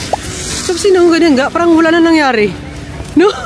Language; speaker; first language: Filipino; native; Filipino